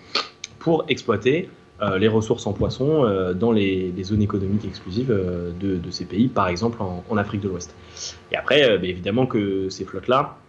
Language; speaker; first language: French; native; French